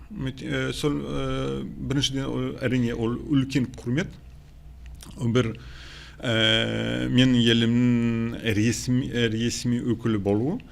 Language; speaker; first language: Kazakh; non-native, fluent; Polish